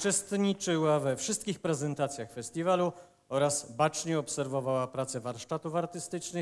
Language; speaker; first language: Polish; native; Polish